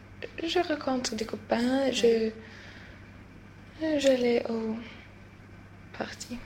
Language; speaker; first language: French; non-native, learner; Swedish